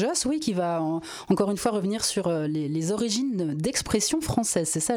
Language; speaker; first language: French; native; French